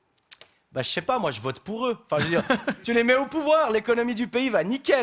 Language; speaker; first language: French; native; French